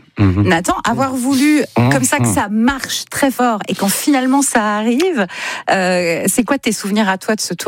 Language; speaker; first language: French; native; French